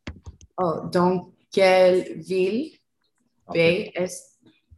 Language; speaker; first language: French; non-native, learner; Spanish